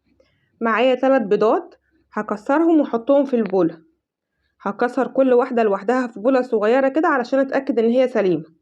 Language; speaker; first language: Arabic; native; Arabic